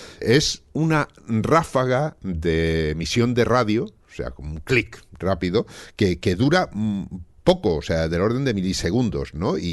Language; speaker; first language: Spanish; native; Spanish